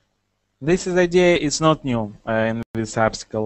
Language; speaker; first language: English; non-native, learner; Russian